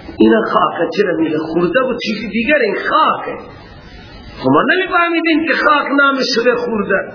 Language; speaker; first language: Persian; non-native, local second language; Baluchi